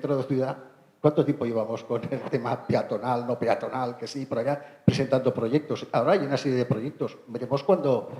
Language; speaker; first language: Spanish; non-native, local second language; Catalan